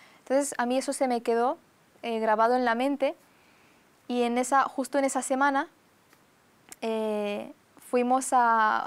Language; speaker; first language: Spanish; early bilingual, other home language; Romanian